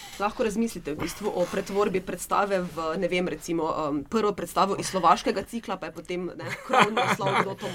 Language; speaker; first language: Slovenian; native; Slovenian